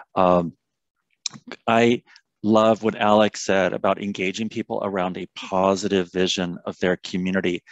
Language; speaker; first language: English; native; English